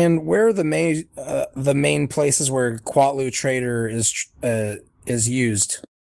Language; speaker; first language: English; native; English